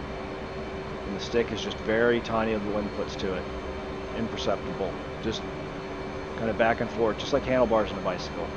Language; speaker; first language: English; native; English